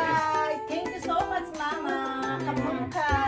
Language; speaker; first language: English; non-native, local second language; Filipino